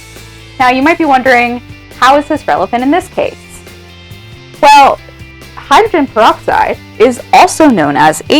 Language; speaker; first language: English; native; English